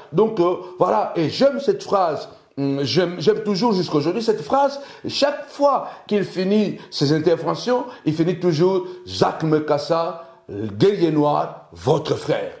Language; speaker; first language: French; early bilingual, other home language; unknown